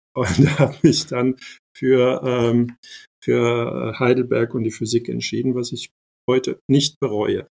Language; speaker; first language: German; early bilingual, other home language; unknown